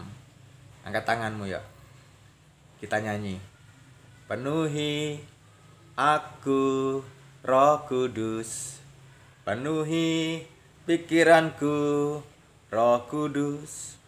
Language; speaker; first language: Indonesian; native; Indonesian